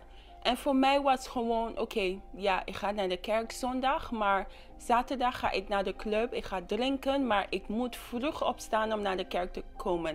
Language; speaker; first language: Dutch; non-native, local second language; English